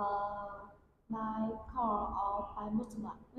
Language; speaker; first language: English; non-native, learner; Vietnamese